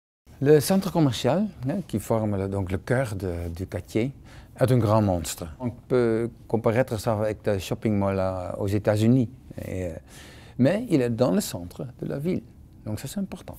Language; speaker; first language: French; non-native, fluent; Dutch